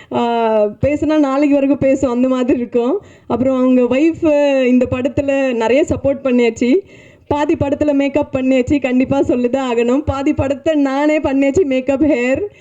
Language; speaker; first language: Tamil; non-native, fluent; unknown